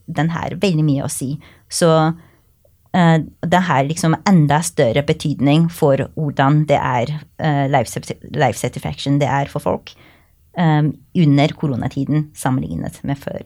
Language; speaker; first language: Norwegian; non-native, fluent; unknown